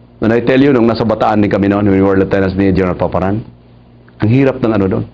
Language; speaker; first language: Filipino; non-native, local second language; Cebuano